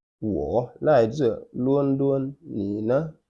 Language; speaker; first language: Chinese; non-native, fluent; Wolof